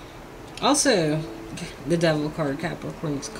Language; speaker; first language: English; native; English